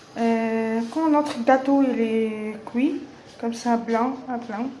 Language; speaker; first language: French; non-native, local second language; Arabic